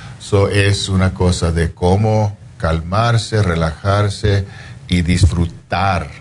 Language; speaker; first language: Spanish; non-native, fluent; English